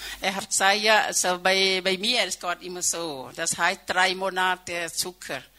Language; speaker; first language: German; non-native, fluent; Thai